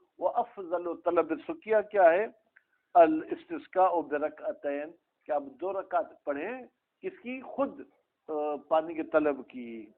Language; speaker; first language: Urdu; non-native, local second language; Sindhi